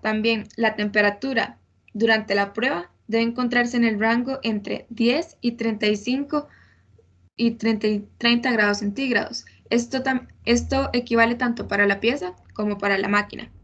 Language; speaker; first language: Spanish; native; Spanish